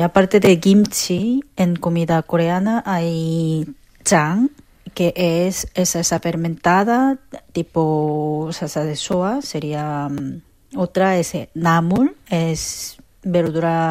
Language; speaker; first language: Spanish; non-native, fluent; Korean